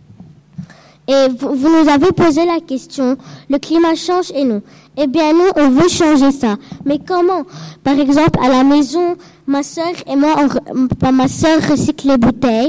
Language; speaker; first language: French; non-native, local second language; Arabic